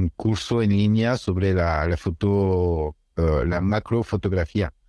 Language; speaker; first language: Spanish; non-native, fluent; French